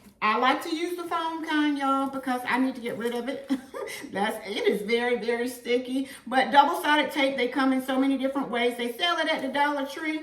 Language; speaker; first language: English; native; English